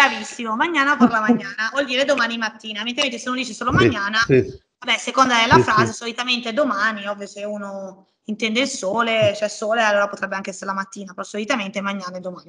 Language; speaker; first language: Italian; native; Italian